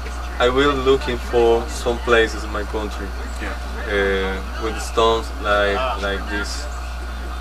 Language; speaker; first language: English; non-native, learner; Spanish